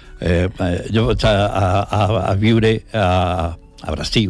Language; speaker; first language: Catalan; non-native, learner; Portuguese